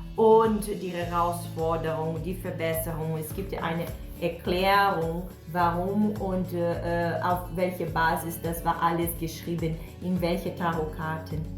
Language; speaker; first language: German; non-native, learner; Portuguese